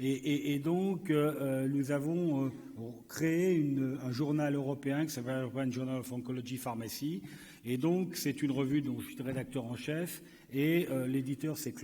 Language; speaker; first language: French; native; French